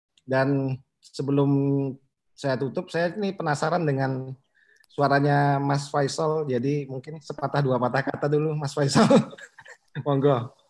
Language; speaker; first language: Indonesian; native; Indonesian